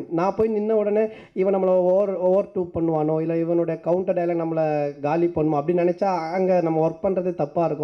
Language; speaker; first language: Tamil; native; Tamil